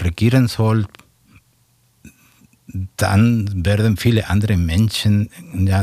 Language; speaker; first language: German; non-native, fluent; Spanish